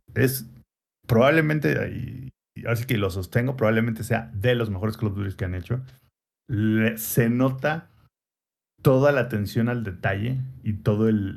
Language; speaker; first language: Spanish; native; Spanish